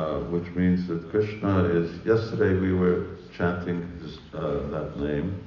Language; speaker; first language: English; early bilingual, other home language; Hungarian